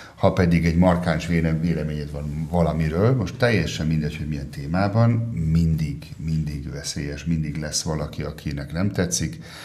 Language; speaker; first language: Hungarian; early bilingual, heritage; Hungarian